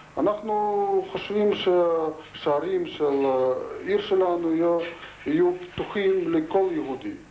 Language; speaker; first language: Hebrew; non-native, fluent; Russian